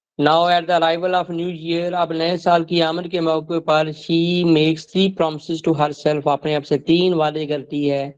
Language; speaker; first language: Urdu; non-native, local second language; Punjabi